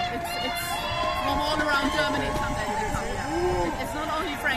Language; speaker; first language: English; non-native, fluent; German